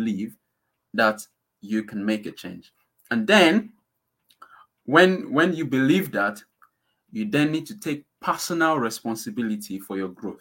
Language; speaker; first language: English; non-native, local second language; Yoruba